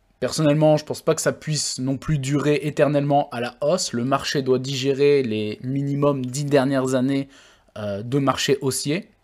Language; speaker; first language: French; native; French